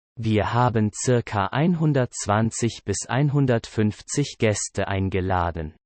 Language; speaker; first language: German; non-native, learner; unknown